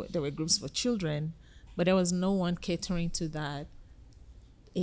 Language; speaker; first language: English; non-native, local second language; Yoruba